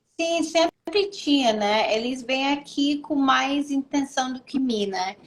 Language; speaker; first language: Portuguese; early bilingual, heritage; English